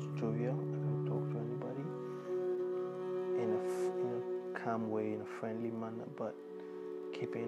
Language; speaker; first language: English; non-native, local second language; Igbo